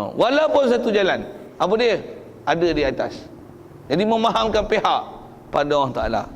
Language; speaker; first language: Malay; native; Malay